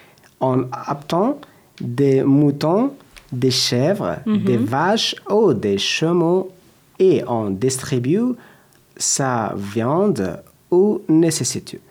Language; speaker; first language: French; non-native, learner; Persian